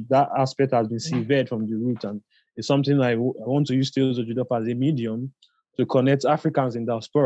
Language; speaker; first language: English; non-native, local second language; Igbo